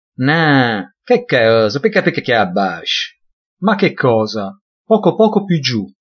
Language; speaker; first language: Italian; native; Italian